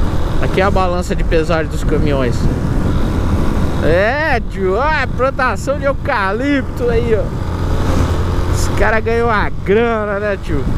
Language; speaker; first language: Portuguese; native; Portuguese